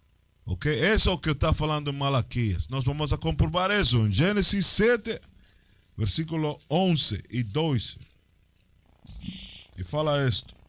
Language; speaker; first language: Portuguese; non-native, learner; Spanish